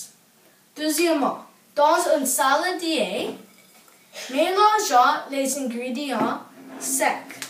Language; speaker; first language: French; non-native, learner; English